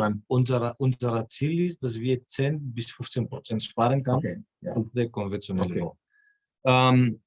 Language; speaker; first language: German; non-native, fluent; Greek